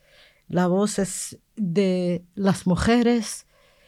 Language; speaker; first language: Spanish; non-native, learner; Arabic